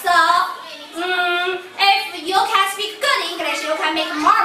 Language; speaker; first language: English; non-native, learner; Chinese